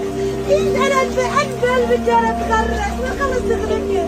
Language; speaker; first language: Arabic; native; Arabic